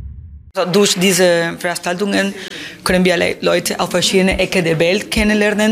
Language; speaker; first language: German; non-native, fluent; Spanish